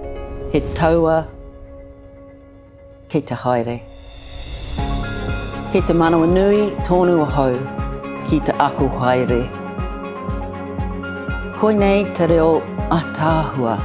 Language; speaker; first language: Māori; non-native, learner; English